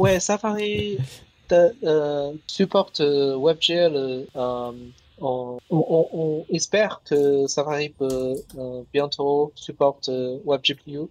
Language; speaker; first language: French; non-native, learner; Chinese